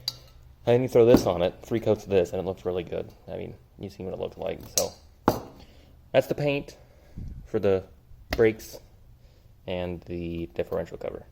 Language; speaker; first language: English; native; English